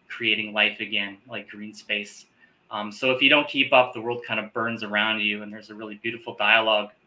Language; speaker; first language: English; native; English